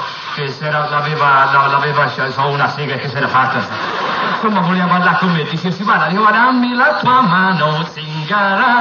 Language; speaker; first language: Italian; native; Italian